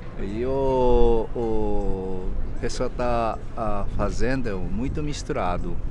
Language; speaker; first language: Portuguese; non-native, learner; Japanese